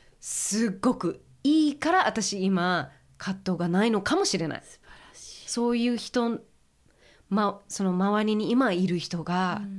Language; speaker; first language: Japanese; early bilingual, heritage; Japanese